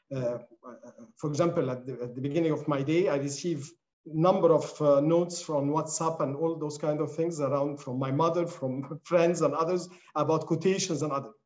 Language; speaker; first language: English; non-native, fluent; Arabic